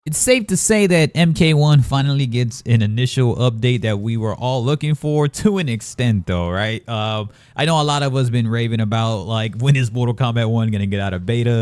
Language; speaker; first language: English; native; English